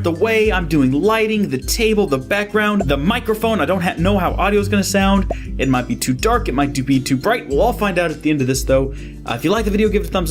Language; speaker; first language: English; native; English